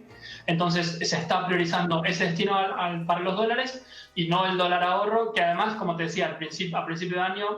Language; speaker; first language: Spanish; native; Spanish